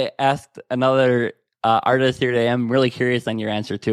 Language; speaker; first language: English; native; English